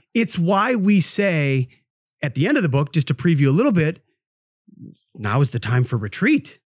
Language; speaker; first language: English; native; English